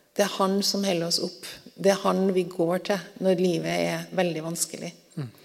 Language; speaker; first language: Norwegian; native; Norwegian